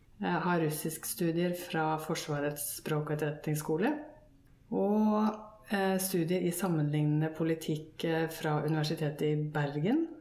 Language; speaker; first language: Norwegian; native; Norwegian